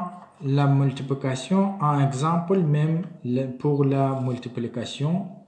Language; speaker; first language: French; non-native, learner; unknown